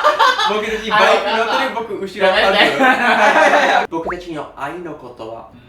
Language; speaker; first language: Japanese; non-native, learner; English